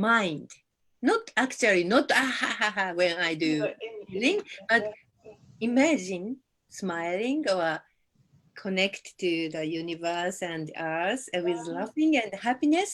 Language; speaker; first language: English; non-native, learner; Japanese